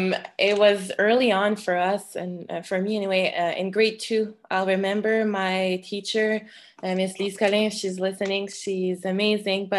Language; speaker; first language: English; non-native, fluent; French